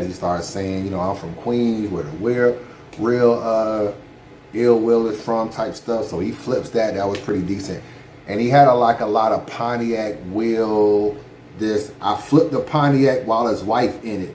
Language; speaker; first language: English; native; English